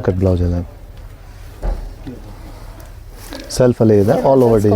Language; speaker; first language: Kannada; non-native, local second language; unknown